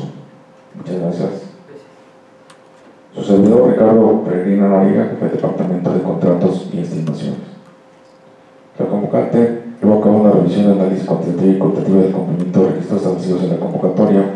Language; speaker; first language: Spanish; native; Spanish